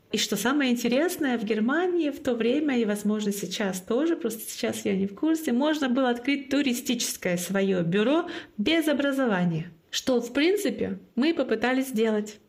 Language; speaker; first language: Russian; non-native, local second language; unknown